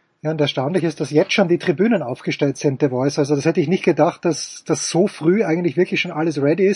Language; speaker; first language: German; native; German